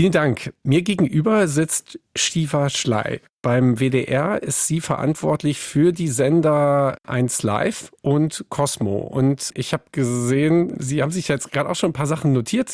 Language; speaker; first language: German; native; German